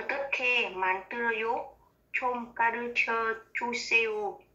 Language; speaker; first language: Korean; non-native, learner; Vietnamese